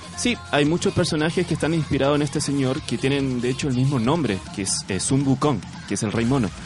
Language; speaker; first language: Spanish; non-native, fluent; Chinese